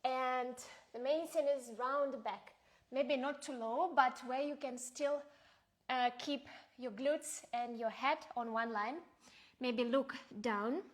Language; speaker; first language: English; non-native, fluent; Ukrainian